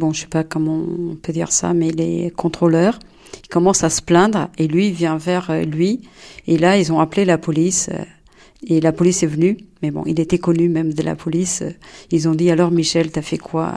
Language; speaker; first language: French; non-native, fluent; Portuguese